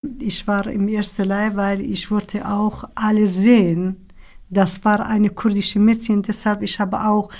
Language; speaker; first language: German; non-native, learner; Kurdish